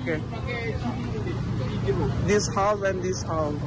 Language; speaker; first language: English; non-native, learner; Malay